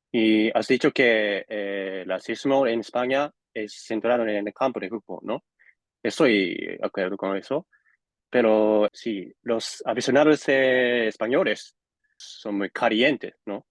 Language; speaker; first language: Spanish; non-native, fluent; Japanese